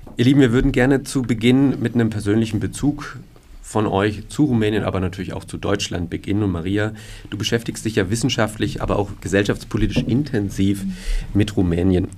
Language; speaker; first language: German; native; German